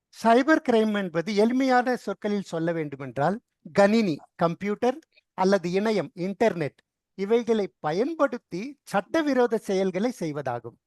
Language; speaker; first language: Tamil; non-native, local second language; Telugu